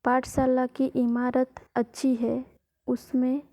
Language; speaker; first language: Hindi; non-native, local second language; Gujarati